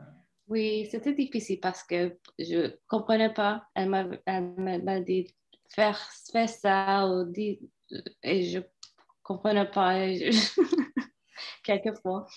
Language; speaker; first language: French; non-native, fluent; Turkish